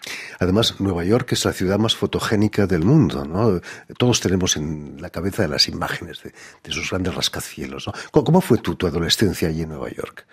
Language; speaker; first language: Spanish; native; Spanish